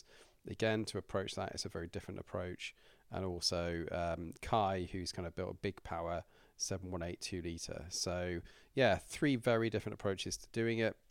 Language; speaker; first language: English; native; English